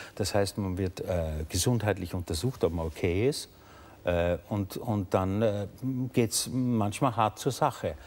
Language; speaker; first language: German; native; German